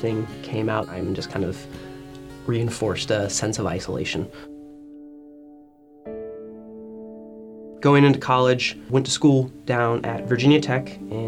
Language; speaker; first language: English; native; English